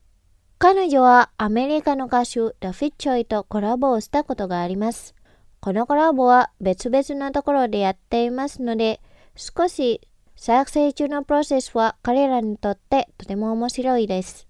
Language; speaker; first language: Japanese; non-native, fluent; Indonesian